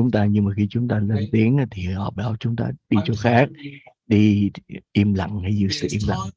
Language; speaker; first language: Vietnamese; native; Vietnamese